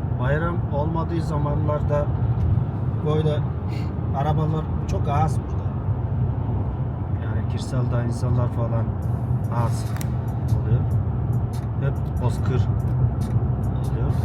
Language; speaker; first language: Turkish; non-native, fluent; Mongolian